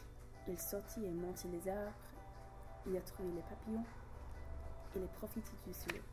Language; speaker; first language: French; non-native, learner; English